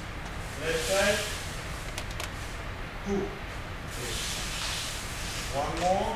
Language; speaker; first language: English; non-native, learner; Russian